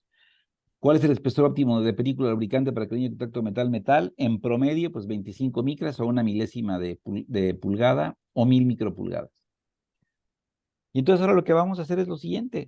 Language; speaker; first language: Spanish; native; Spanish